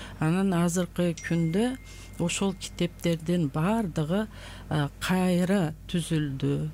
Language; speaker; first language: Kyrgyz; non-native, local second language; Uzbek